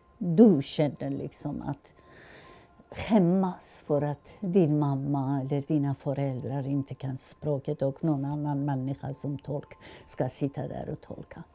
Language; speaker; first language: Swedish; non-native, fluent; Persian